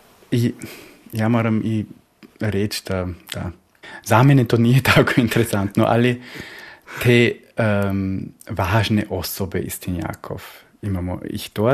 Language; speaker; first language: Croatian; early bilingual, heritage; Croatian